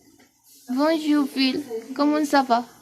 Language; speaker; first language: French; non-native, learner; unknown